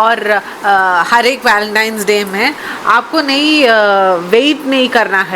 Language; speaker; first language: Hindi; non-native, local second language; Malayalam